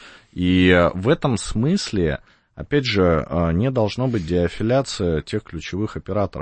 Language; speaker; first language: Russian; native; Russian